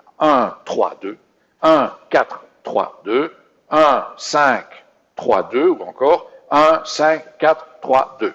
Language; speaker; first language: French; native; French